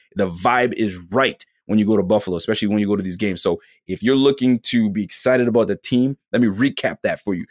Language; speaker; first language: English; native; English